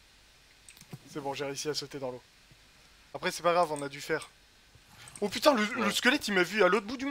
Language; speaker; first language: French; native; French